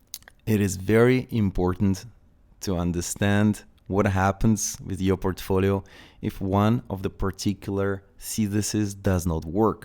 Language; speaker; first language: English; non-native, fluent; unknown